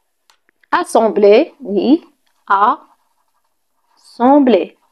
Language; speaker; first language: French; non-native, local second language; Arabic